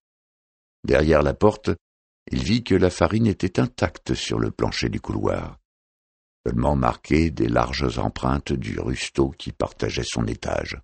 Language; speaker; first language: French; native; French